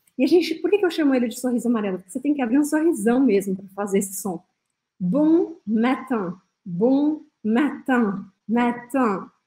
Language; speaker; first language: Portuguese; non-native, fluent; French